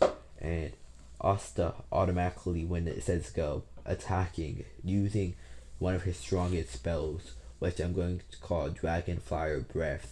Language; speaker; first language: English; native; English